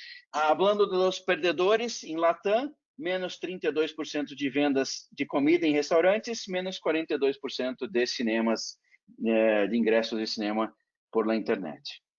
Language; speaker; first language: Spanish; non-native, fluent; Portuguese